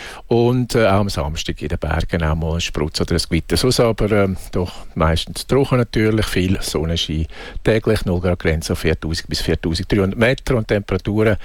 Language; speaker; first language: German; native; German